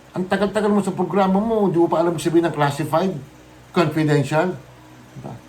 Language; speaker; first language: Filipino; non-native, local second language; Bikol